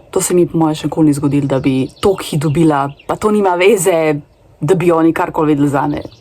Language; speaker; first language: Slovenian; native; Slovenian